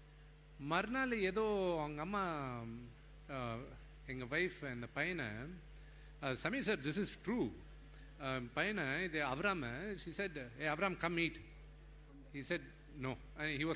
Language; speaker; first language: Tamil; non-native, local second language; Telugu